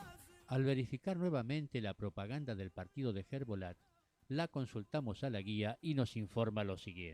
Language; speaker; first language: Spanish; native; Spanish